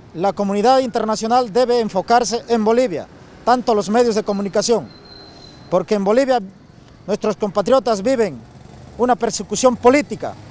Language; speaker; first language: Spanish; native; Spanish